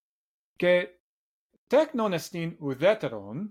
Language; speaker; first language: Greek; non-native, learner; English